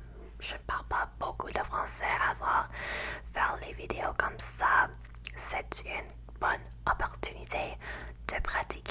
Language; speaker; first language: French; non-native, learner; English